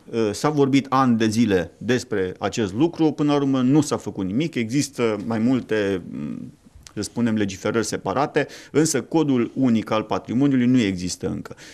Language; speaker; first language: Romanian; native; Romanian